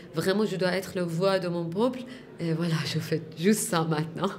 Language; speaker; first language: French; non-native, fluent; Persian